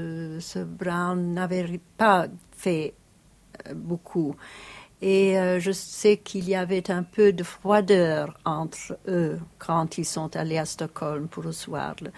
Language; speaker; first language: French; non-native, fluent; Italian